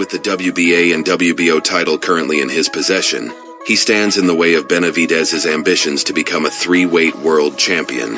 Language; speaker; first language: English; native; English